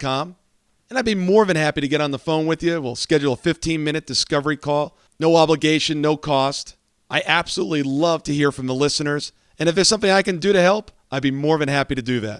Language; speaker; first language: English; native; English